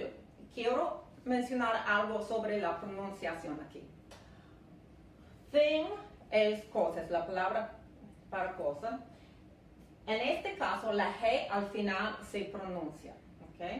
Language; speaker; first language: Spanish; non-native, fluent; English